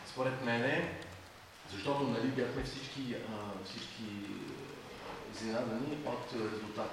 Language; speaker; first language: Bulgarian; non-native, fluent; French